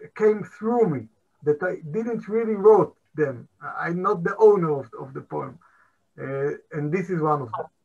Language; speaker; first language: English; non-native, fluent; Hebrew